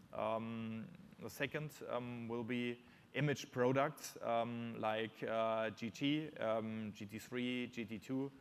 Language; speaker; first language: English; non-native, fluent; German